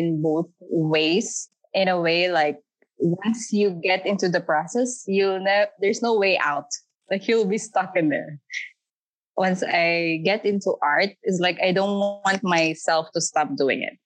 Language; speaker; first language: English; non-native, local second language; Filipino